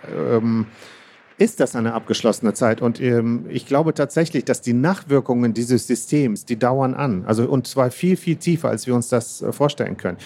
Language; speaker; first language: German; early bilingual, other home language; Russian